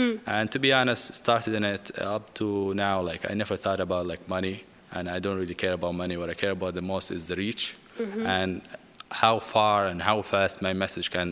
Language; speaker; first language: English; non-native, fluent; Arabic